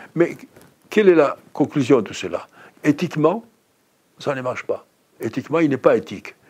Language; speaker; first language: French; non-native, fluent; Greek